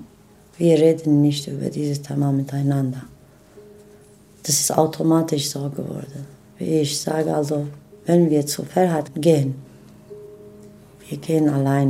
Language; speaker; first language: German; non-native, learner; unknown